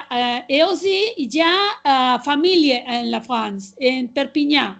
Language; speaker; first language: French; non-native, learner; Catalan